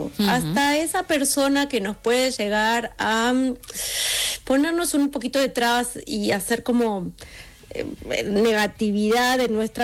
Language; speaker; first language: Spanish; native; Spanish